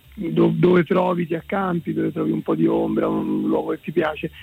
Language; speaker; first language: Italian; native; Italian